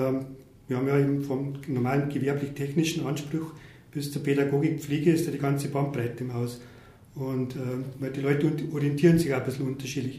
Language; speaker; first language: German; native; German